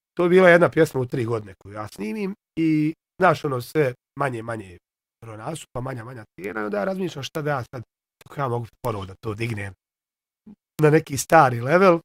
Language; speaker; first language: Bosnian; native; Bosnian